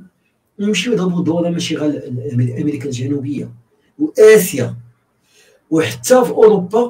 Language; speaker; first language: Arabic; native; Arabic